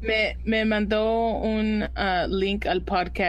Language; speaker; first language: Spanish; early bilingual, heritage; Spanish